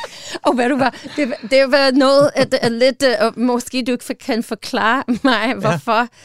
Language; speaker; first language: Danish; non-native, fluent; English